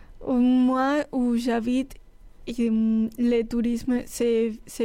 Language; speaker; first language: French; non-native, learner; Spanish